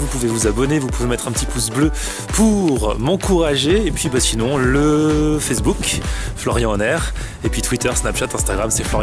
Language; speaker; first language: French; native; French